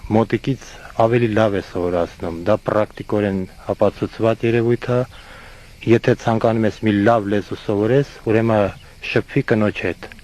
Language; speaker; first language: Armenian; non-native, fluent; Estonian